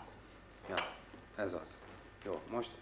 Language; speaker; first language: Hungarian; non-native, fluent; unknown